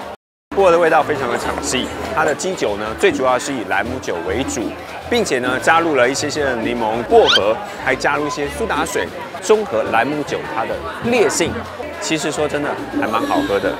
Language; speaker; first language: Chinese; native; Chinese